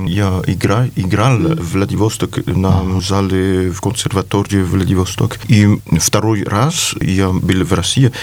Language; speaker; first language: Russian; non-native, learner; French